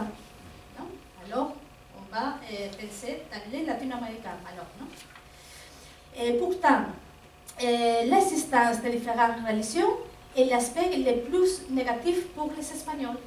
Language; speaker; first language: French; non-native, fluent; Spanish